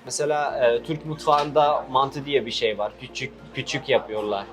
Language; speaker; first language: Turkish; non-native, fluent; Arabic